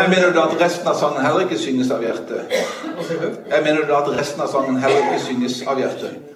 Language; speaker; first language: Norwegian; native; Norwegian